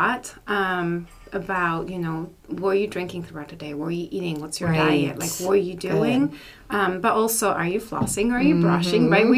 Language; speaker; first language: English; non-native, fluent; Polish